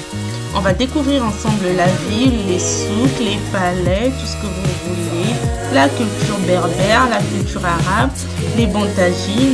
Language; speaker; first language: French; native; French